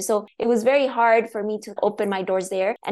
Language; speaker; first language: English; non-native, fluent; Spanish